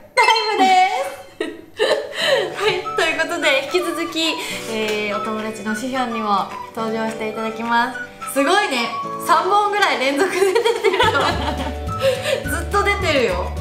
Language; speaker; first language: Japanese; native; Japanese